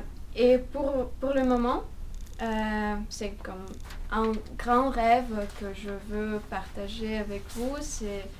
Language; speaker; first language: French; non-native, fluent; Russian